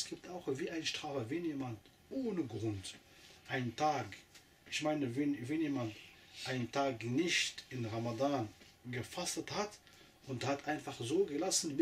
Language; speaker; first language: German; non-native, fluent; Arabic